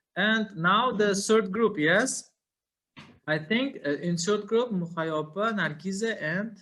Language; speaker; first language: English; non-native, fluent; Uzbek